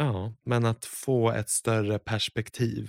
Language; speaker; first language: Swedish; native; Swedish